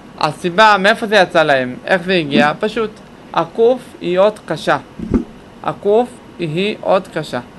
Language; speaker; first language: Hebrew; native; Hebrew